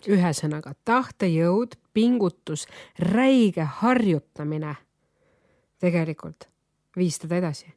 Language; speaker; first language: Estonian; non-native, local second language; Russian